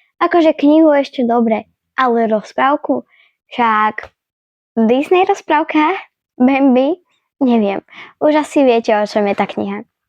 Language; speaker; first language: Slovak; early bilingual, other home language; Ukrainian